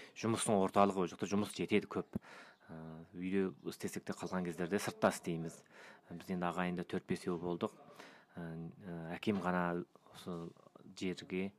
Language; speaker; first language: Kazakh; early bilingual, heritage; Kazakh